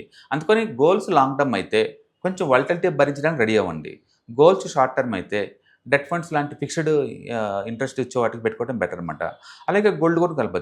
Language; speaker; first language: Telugu; native; Telugu